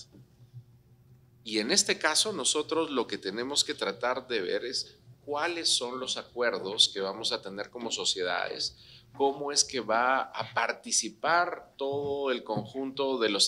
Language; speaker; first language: Spanish; native; Spanish